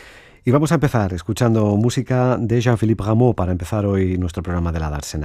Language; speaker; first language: Spanish; native; Spanish